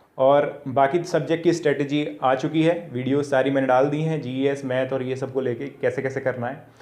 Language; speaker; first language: Hindi; native; Hindi